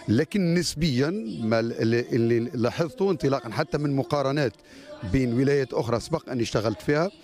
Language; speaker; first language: Arabic; native; Arabic